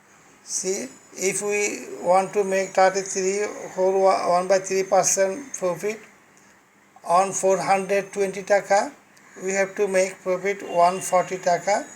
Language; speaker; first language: English; non-native, fluent; Bangla